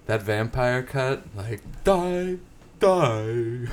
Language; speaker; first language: English; native; English